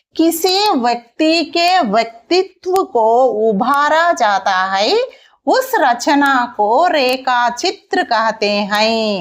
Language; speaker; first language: Hindi; non-native, local second language; Telugu